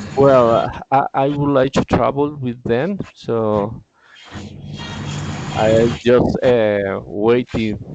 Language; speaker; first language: English; non-native, learner; Spanish